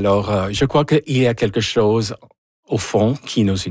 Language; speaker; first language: French; non-native, fluent; Spanish